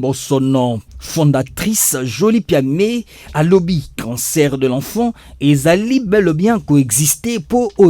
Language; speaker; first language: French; non-native, local second language; Lingala